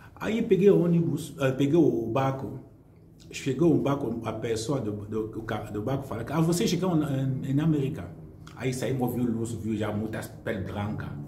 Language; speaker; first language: Portuguese; non-native, fluent; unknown